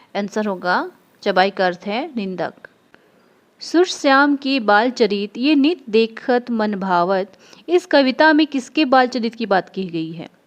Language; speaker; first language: Hindi; non-native, local second language; Odia